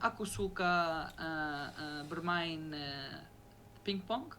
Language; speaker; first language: Indonesian; non-native, learner; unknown